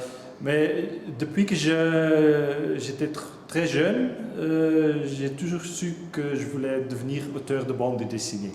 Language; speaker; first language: French; non-native, local second language; Dutch